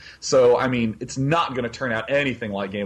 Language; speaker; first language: English; native; English